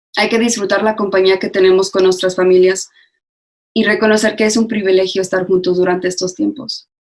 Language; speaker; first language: Spanish; early bilingual, other home language; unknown